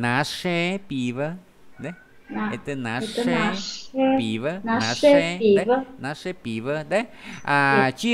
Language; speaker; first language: Russian; non-native, fluent; Vietnamese